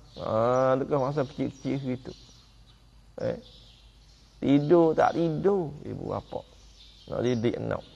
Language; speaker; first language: Malay; native; Malay